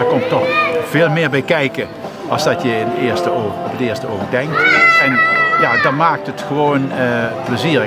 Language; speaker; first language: Dutch; native; Dutch